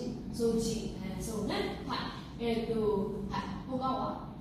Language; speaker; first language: Japanese; non-native, learner; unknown